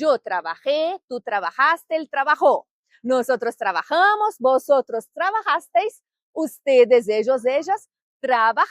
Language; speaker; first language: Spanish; non-native, fluent; Portuguese